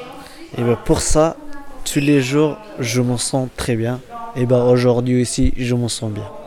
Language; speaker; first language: French; non-native, learner; Kurdish